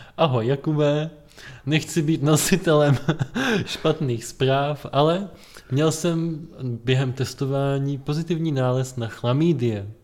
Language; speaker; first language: Czech; native; Czech